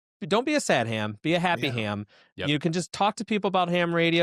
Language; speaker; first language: English; native; English